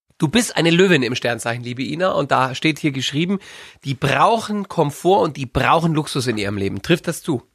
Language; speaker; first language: German; native; German